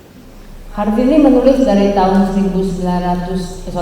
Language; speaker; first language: Indonesian; native; Indonesian